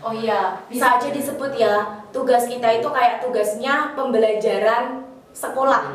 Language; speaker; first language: Indonesian; native; Indonesian